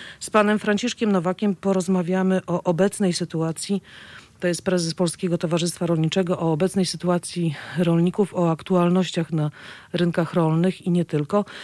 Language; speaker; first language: Polish; native; Polish